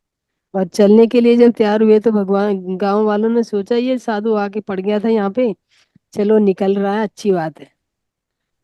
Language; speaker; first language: Hindi; native; Hindi